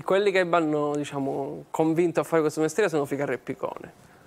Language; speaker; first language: Italian; native; Italian